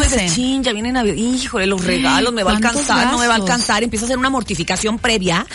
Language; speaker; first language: Spanish; native; Spanish